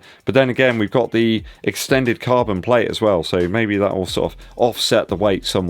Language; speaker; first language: English; native; English